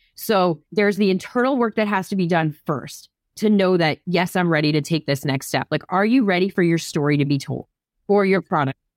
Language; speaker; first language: English; native; English